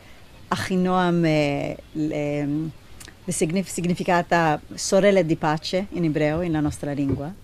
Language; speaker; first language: Italian; non-native, learner; Hebrew